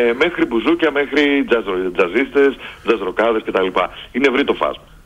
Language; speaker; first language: Greek; native; Greek